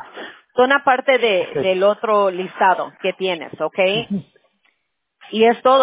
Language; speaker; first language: Spanish; early bilingual, heritage; Spanish